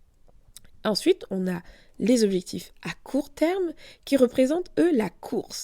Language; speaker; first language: French; native; French